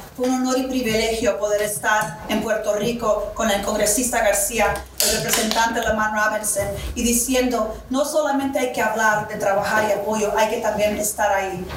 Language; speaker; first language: Spanish; early bilingual, heritage; Spanish